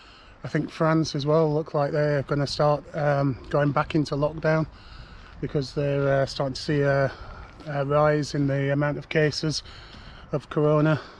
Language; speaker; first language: English; native; English